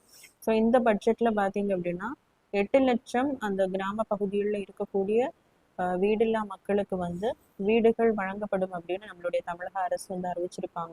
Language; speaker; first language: Tamil; native; Tamil